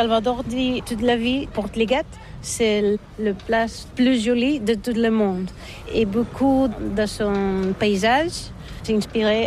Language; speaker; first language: French; non-native, learner; Spanish